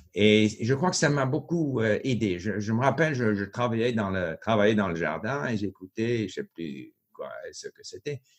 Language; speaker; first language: French; non-native, local second language; English